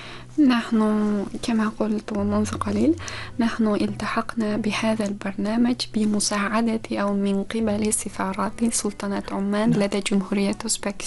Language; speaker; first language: Arabic; non-native, fluent; Uzbek